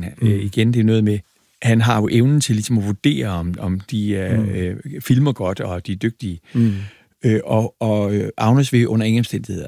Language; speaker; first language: Danish; native; Danish